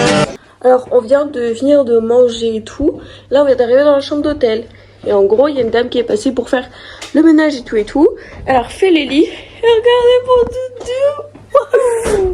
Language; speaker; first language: French; native; French